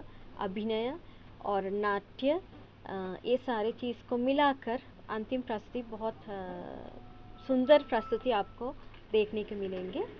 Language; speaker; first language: Hindi; non-native, fluent; Sinhala